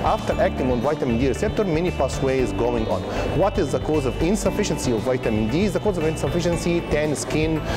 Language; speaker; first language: English; non-native, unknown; Arabic